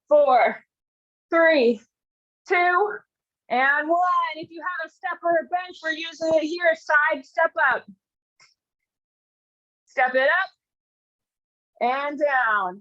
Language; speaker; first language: English; native; English